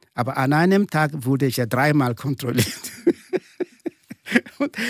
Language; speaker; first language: German; non-native, fluent; Igbo